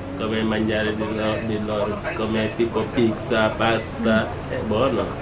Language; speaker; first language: Italian; non-native, learner; Wolof